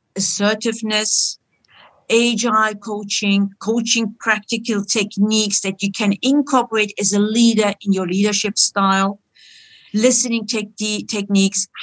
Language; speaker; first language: English; non-native, fluent; Turkish